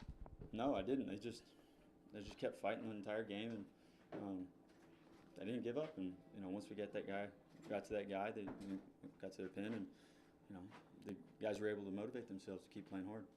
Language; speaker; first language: English; native; English